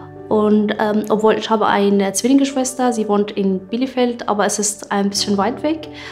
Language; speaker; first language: German; non-native, fluent; Arabic